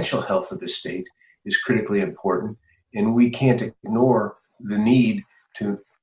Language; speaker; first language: English; native; English